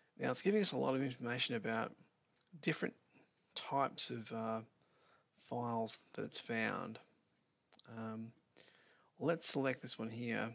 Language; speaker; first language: English; native; English